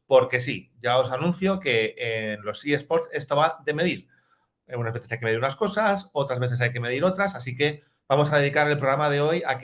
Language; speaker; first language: Spanish; native; Spanish